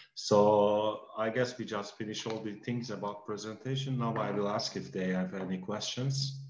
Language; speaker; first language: English; non-native, fluent; Turkish